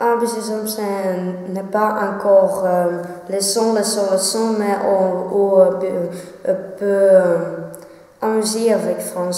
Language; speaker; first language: French; non-native, local second language; Dutch